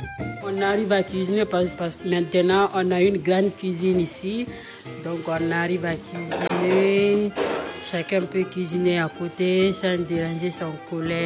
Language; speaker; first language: French; non-native, fluent; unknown